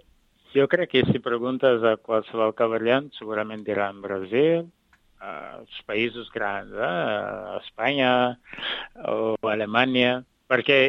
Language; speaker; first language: Catalan; non-native, fluent; Kabuverdianu